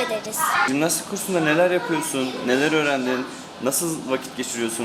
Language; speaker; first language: Turkish; native; Turkish